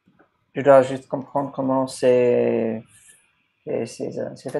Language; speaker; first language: French; non-native, fluent; English